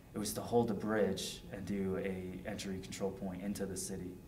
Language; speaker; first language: English; native; English